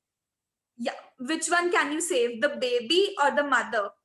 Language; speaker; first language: English; non-native, local second language; Hindi